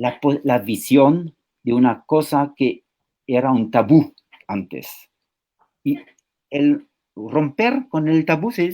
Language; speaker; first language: Spanish; non-native, fluent; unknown